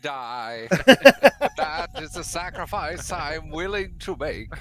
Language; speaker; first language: English; native; English